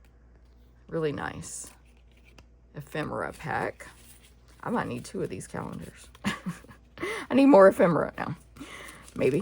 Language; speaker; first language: English; native; English